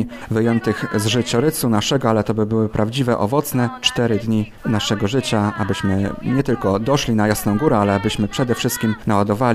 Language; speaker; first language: Polish; native; Polish